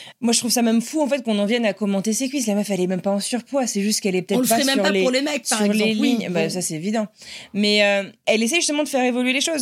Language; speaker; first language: French; native; French